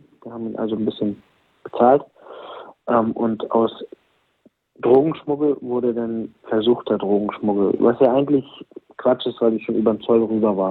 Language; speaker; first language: German; native; German